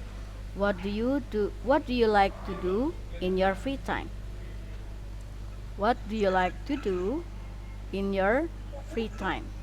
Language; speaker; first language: English; non-native, fluent; Indonesian